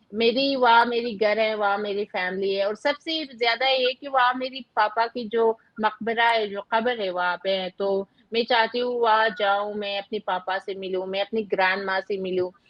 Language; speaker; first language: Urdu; non-native, fluent; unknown